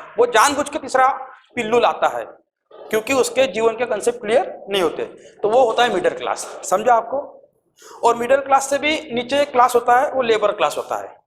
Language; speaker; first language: Hindi; non-native, local second language; Marathi